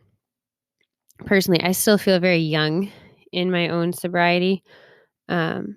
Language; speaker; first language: English; native; English